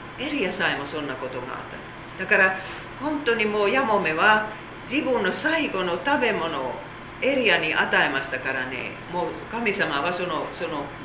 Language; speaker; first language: Japanese; non-native, fluent; Korean